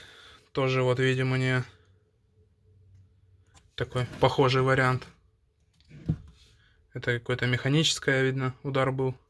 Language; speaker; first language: Russian; native; Russian